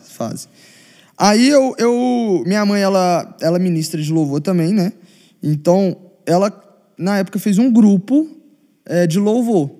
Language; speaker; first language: Portuguese; native; Portuguese